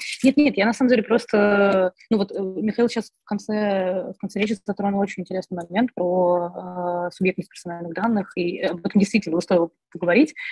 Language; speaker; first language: Russian; native; Russian